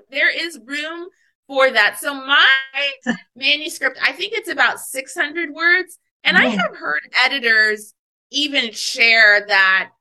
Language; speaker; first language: English; native; English